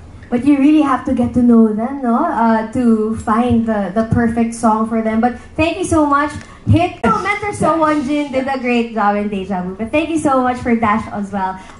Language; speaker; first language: English; non-native, local second language; Filipino